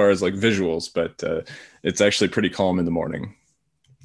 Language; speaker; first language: English; native; English